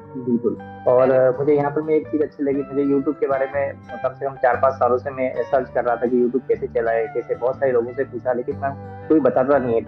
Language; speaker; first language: Hindi; non-native, local second language; Marathi